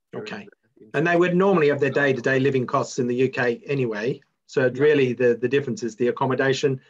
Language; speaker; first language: English; native; English